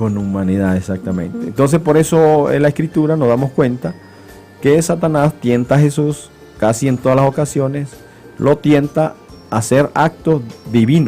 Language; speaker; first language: Spanish; native; Spanish